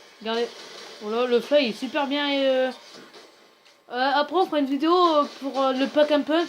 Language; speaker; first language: French; native; French